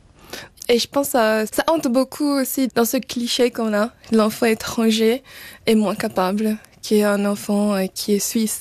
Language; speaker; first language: French; early bilingual, other home language; Portuguese